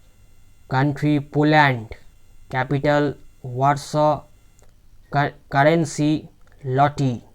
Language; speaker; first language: English; non-native, local second language; Bangla